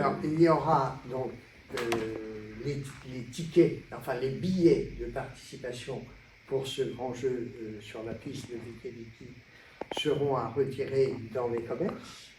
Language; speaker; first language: French; native; French